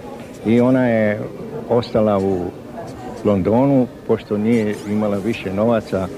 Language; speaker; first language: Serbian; early bilingual, heritage; Serbian